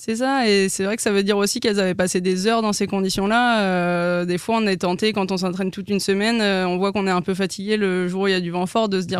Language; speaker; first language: French; native; French